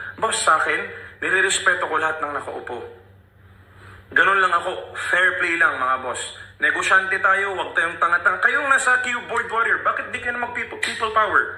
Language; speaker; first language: Filipino; early bilingual, other home language; Punjabi